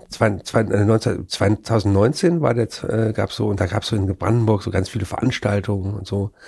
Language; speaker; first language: German; native; German